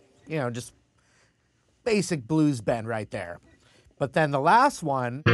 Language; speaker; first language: English; native; English